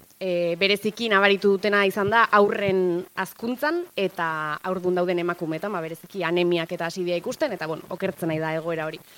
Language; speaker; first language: Basque; native; Basque